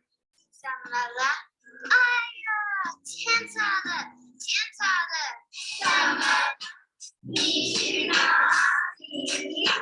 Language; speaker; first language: Chinese; non-native, learner; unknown